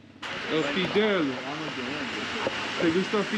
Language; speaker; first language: Spanish; non-native, learner; English